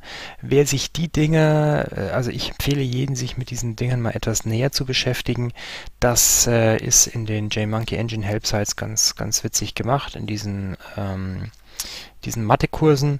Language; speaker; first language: German; native; German